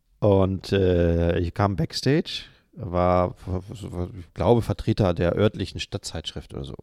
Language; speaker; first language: German; native; German